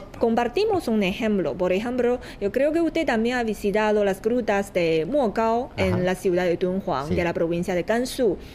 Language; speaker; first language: Spanish; non-native, fluent; Chinese